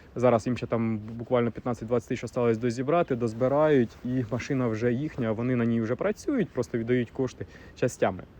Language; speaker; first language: Ukrainian; non-native, local second language; Russian